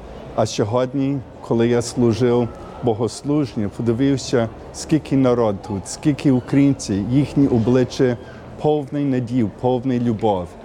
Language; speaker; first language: Ukrainian; early bilingual, heritage; Ukrainian